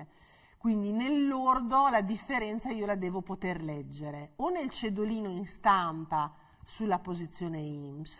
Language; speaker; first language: Italian; native; Italian